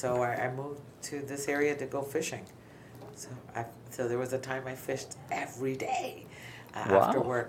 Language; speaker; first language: English; native; English